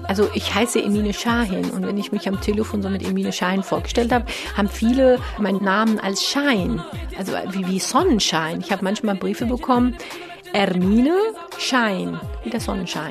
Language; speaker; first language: German; early bilingual, other home language; Turkish